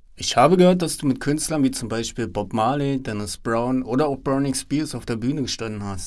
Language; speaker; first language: German; native; German